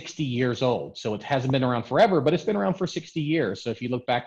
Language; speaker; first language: English; native; English